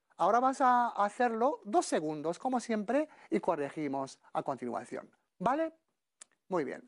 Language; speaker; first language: Spanish; non-native, fluent; Arabic